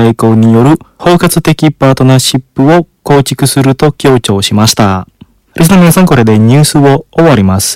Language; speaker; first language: Japanese; non-native, fluent; Indonesian